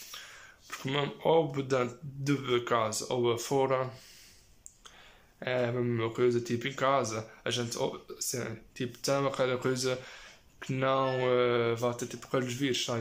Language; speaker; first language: Portuguese; early bilingual, heritage; Portuguese